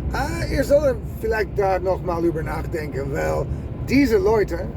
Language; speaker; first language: German; non-native, fluent; English